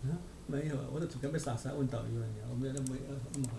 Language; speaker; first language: Chinese; native; Chinese